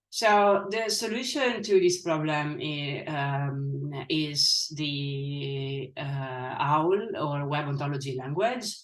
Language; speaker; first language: English; non-native, fluent; Italian